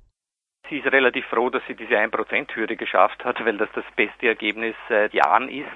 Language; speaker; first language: German; native; German